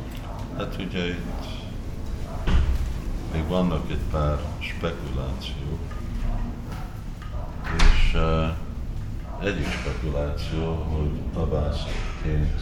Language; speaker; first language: Hungarian; early bilingual, heritage; Hungarian